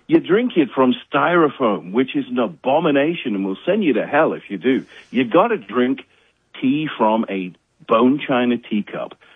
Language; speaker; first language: English; native; English